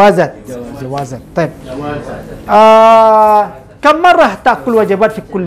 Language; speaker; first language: Arabic; non-native, fluent; Indonesian